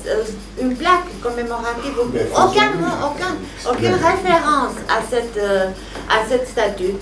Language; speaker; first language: French; non-native, fluent; Romanian